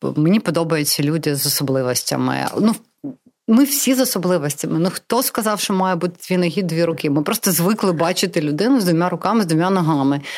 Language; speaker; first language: Ukrainian; non-native, local second language; Russian